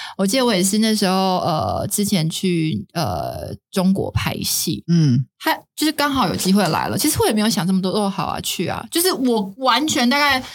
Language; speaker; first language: Chinese; native; Chinese